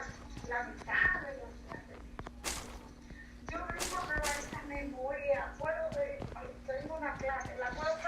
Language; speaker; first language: Spanish; non-native, learner; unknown